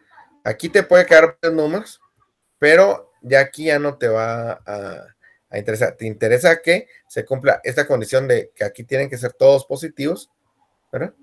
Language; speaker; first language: Spanish; native; Spanish